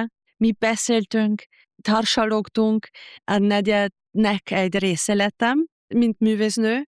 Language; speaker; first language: Hungarian; non-native, fluent; German